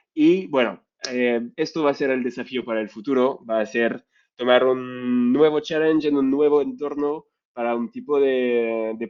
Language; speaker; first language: Spanish; non-native, fluent; French